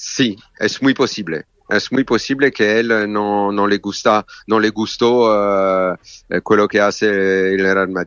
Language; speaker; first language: Spanish; non-native, fluent; French